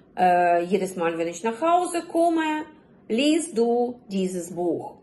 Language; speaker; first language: German; non-native, fluent; Ukrainian